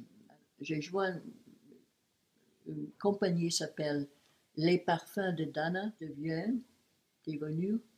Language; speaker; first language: French; non-native, learner; English